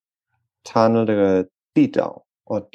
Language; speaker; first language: Chinese; non-native, learner; French